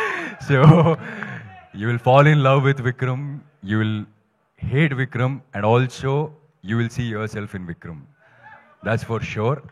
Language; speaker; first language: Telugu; non-native, fluent; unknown